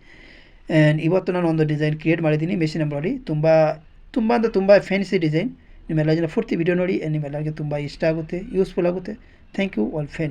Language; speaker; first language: Kannada; non-native, local second language; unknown